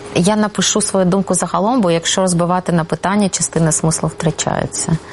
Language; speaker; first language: Ukrainian; non-native, local second language; Russian